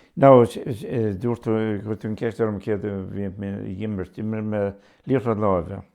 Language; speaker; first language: Irish; native; Irish